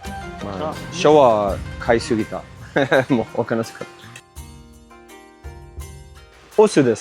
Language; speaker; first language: Japanese; non-native, fluent; English